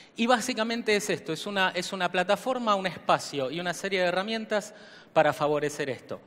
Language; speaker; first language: Spanish; native; Spanish